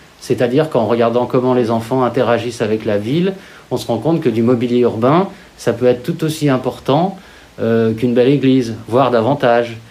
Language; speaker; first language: French; native; French